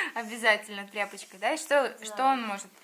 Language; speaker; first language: Russian; native; Russian